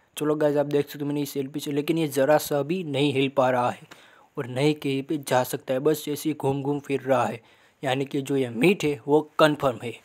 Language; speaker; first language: Hindi; non-native, local second language; Gujarati